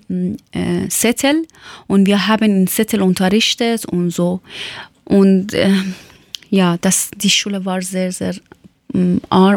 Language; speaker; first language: German; non-native, fluent; Persian